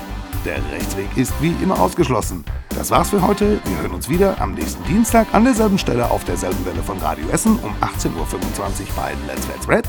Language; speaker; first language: German; native; German